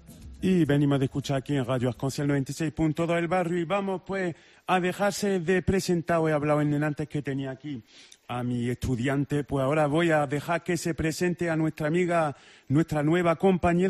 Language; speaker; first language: Spanish; native; Spanish